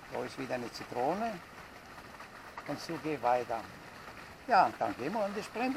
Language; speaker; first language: German; non-native, learner; Italian